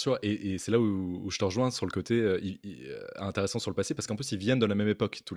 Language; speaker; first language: French; native; French